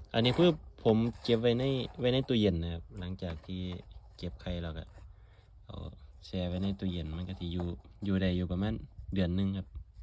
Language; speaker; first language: Thai; native; Thai